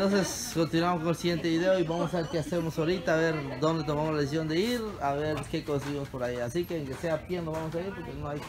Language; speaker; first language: Spanish; native; Spanish